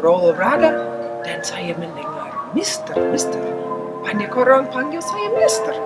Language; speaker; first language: Indonesian; non-native, learner; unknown